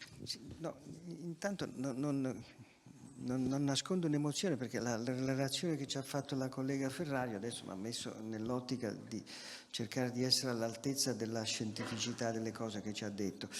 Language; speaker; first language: Italian; native; Italian